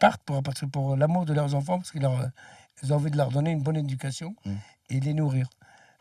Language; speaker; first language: French; early bilingual, other home language; Arabic